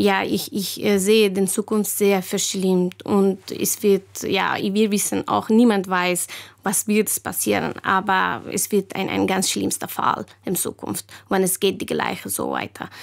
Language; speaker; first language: German; non-native, learner; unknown